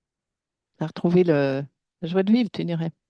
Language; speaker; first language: French; native; French